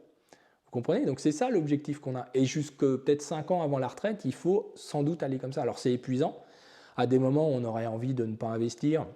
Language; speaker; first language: French; native; French